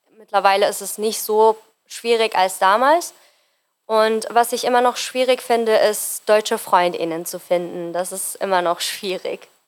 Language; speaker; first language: German; non-native, fluent; Persian